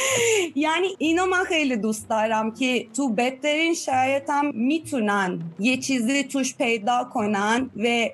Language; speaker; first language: Persian; non-native, fluent; Turkish